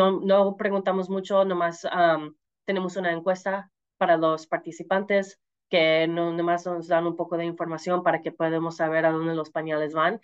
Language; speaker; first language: Spanish; early bilingual, heritage; Spanish